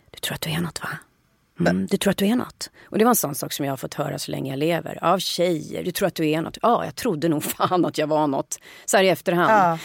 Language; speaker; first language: Swedish; native; Swedish